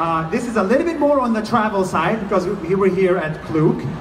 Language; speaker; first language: English; non-native, fluent; Arabic